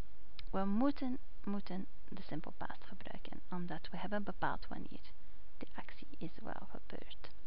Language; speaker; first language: Dutch; non-native, fluent; English